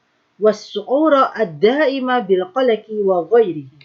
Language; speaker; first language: Arabic; non-native, fluent; Indonesian